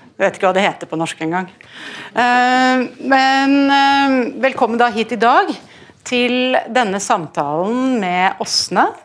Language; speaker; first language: Norwegian; native; Norwegian